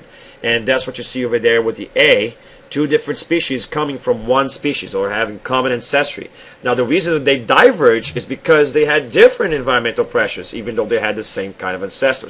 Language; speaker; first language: English; non-native, fluent; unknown